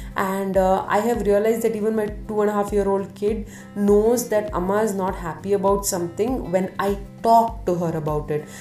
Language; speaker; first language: English; non-native, local second language; Tamil